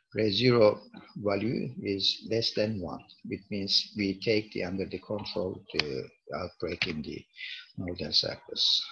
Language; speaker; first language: English; non-native, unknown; Turkish